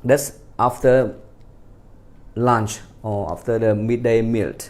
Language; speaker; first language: English; non-native, fluent; Khmer